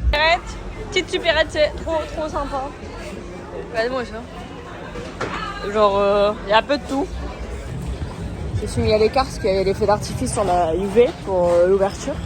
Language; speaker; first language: French; native; French